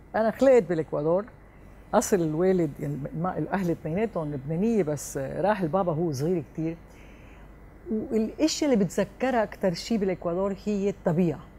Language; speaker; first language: Arabic; early bilingual, heritage; Arabic